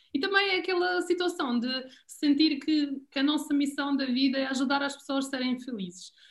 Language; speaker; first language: Portuguese; non-native, fluent; Serbian